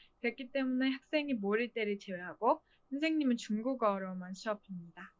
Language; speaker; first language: Korean; non-native, fluent; Chinese